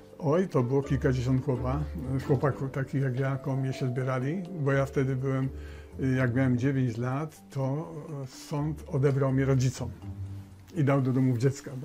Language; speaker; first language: Polish; native; Polish